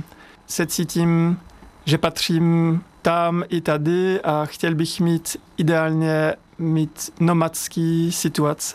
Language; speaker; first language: Czech; non-native, fluent; French